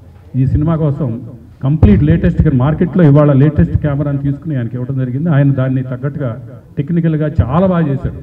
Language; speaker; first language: Telugu; native; Telugu